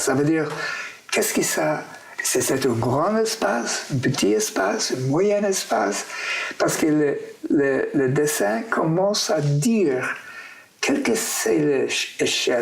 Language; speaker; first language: French; non-native, fluent; English